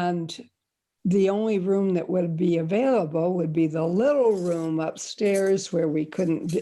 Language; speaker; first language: English; native; English